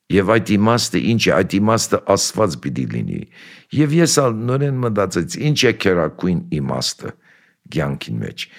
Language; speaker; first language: Armenian; early bilingual, heritage; Armenian